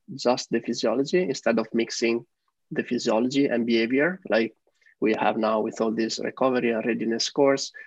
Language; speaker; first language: English; non-native, fluent; Italian